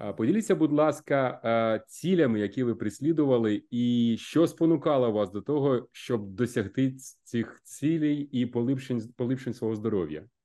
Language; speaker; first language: Ukrainian; non-native, local second language; Russian